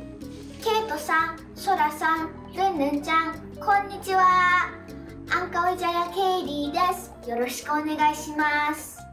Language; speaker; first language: Japanese; early bilingual, other home language; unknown